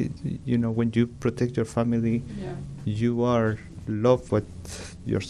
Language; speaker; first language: English; non-native, learner; Spanish